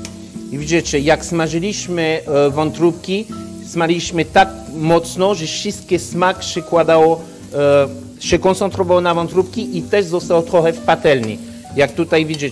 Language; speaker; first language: Polish; non-native, learner; French